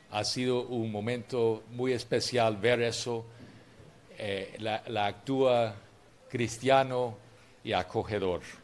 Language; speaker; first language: Spanish; non-native, fluent; English